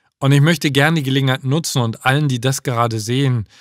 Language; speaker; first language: German; native; German